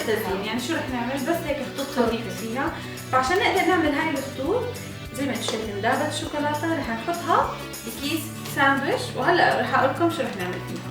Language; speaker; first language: Arabic; native; Arabic